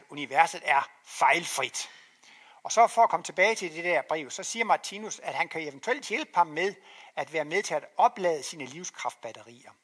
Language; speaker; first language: Danish; native; Danish